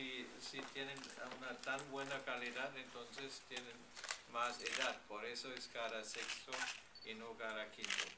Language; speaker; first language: Spanish; non-native, fluent; German